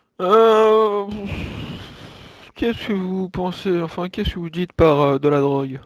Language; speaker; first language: French; native; French